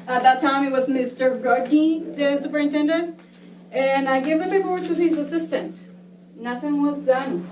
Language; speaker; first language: English; non-native, fluent; Spanish